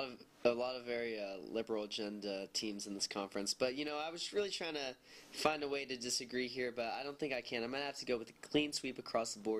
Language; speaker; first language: English; native; English